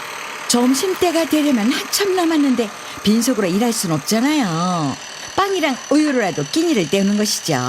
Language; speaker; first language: Korean; native; Korean